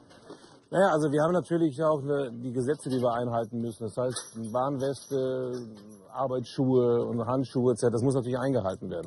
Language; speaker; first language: German; native; German